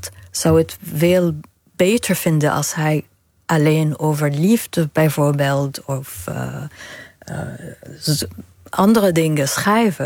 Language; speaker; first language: Dutch; non-native, fluent; Arabic